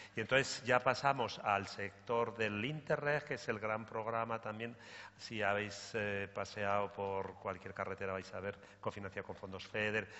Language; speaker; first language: Spanish; native; Spanish